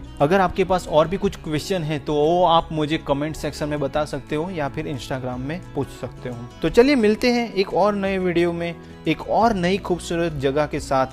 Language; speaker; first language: Hindi; native; Hindi